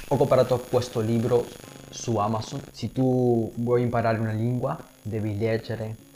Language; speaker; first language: Italian; non-native, learner; Spanish